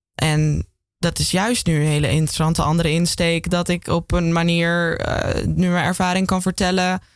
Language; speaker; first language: Dutch; native; Dutch